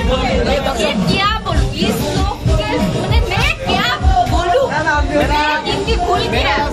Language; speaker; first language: Hindi; non-native, learner; Bangla